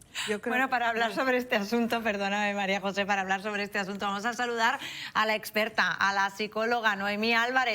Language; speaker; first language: Spanish; native; Spanish